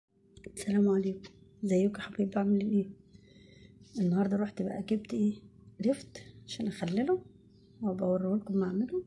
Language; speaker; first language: Arabic; native; Arabic